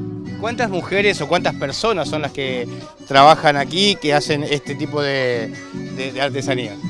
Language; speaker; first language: Spanish; native; Spanish